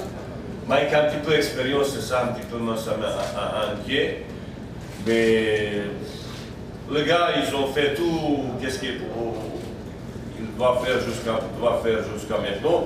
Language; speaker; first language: French; non-native, fluent; Bosnian